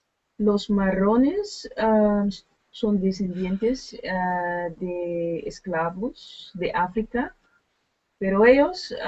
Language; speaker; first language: Spanish; non-native, learner; Dutch